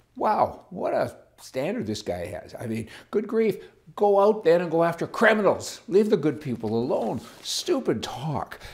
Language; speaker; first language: English; native; English